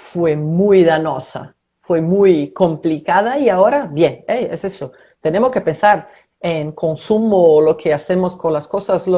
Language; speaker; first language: Spanish; non-native, fluent; Portuguese